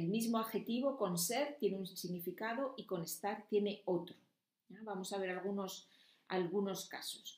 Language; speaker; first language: Spanish; non-native, fluent; German